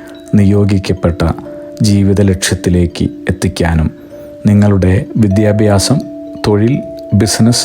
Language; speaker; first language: Malayalam; native; Malayalam